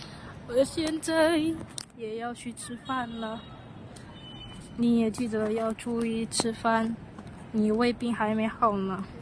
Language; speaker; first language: Chinese; non-native, fluent; Mongolian